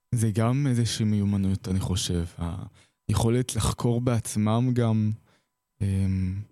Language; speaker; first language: Hebrew; native; Hebrew